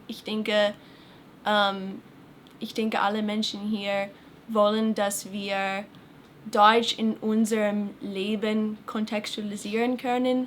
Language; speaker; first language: German; non-native, fluent; English